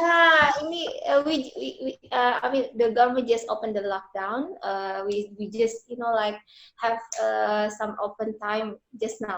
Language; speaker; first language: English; non-native, learner; Indonesian